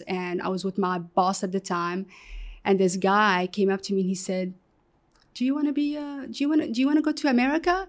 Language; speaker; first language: English; early bilingual, other home language; Arabic